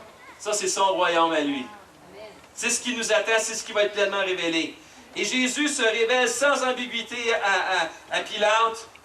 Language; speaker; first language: French; native; French